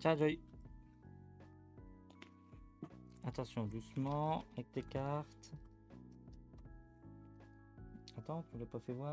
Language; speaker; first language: French; native; French